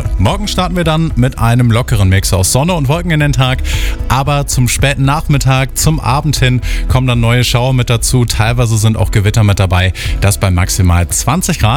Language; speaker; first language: German; native; German